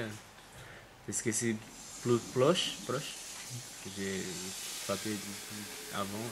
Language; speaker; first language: French; non-native, learner; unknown